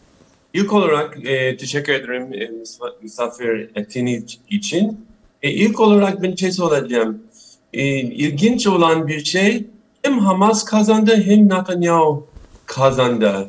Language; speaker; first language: Turkish; non-native, fluent; English